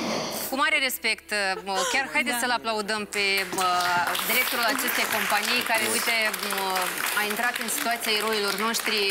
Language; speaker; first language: Romanian; native; Romanian